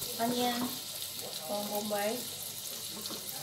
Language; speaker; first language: English; non-native, learner; Indonesian